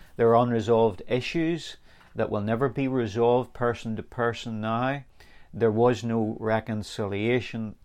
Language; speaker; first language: English; native; English